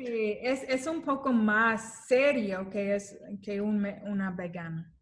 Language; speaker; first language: Spanish; non-native, learner; English